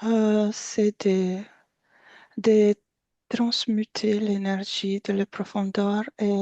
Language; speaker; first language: French; non-native, fluent; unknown